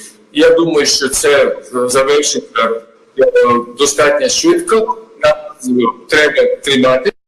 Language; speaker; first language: Ukrainian; non-native, fluent; Georgian